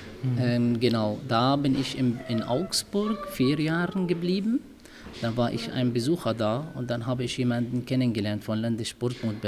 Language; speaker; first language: German; non-native, learner; Arabic